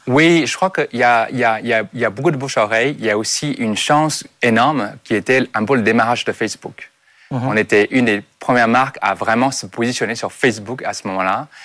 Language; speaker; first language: French; non-native, fluent; Chinese